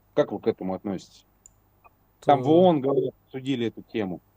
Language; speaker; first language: Russian; native; Russian